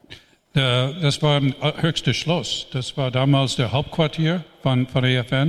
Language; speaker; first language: German; non-native, fluent; English